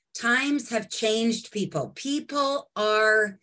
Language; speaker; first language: English; native; English